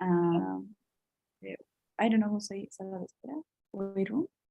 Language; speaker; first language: English; non-native, learner; Spanish